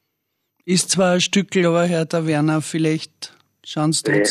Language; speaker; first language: German; native; German